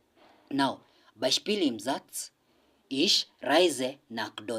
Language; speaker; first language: German; non-native, learner; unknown